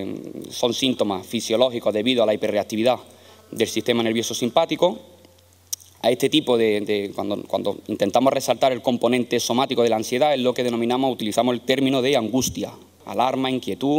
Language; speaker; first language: Spanish; native; Spanish